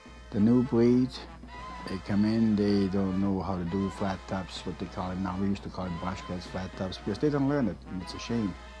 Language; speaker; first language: English; non-native, fluent; German